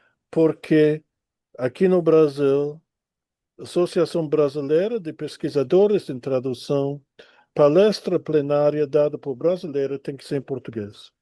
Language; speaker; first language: Portuguese; non-native, fluent; English